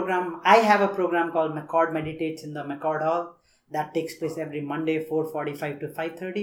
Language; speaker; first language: English; non-native, local second language; Nepali